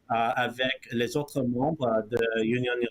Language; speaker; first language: French; early bilingual, heritage; English